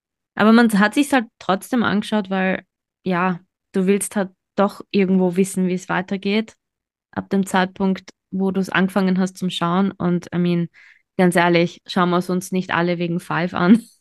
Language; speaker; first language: German; native; German